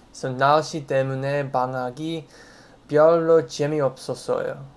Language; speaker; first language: Korean; non-native, learner; English